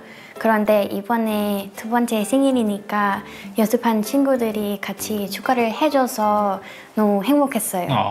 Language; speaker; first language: Korean; non-native, learner; Thai